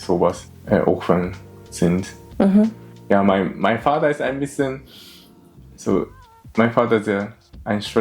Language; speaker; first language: German; non-native, learner; Japanese